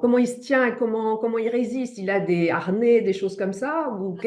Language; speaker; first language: French; native; French